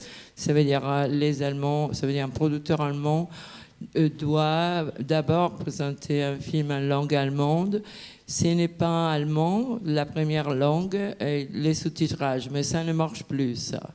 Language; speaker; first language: French; non-native, fluent; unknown